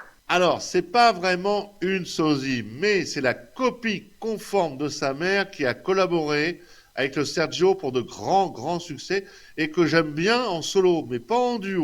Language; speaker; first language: French; native; French